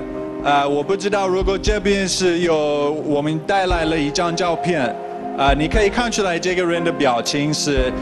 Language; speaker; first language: Chinese; non-native, fluent; English